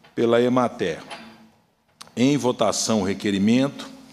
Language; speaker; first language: Portuguese; native; Portuguese